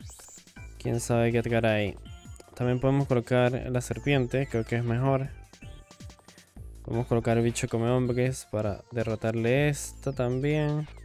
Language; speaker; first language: Spanish; native; Spanish